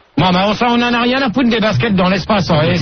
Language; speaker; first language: French; native; French